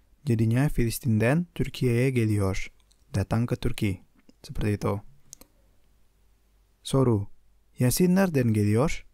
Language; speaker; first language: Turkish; non-native, fluent; Indonesian